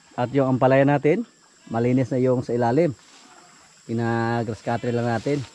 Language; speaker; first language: Filipino; non-native, local second language; Cebuano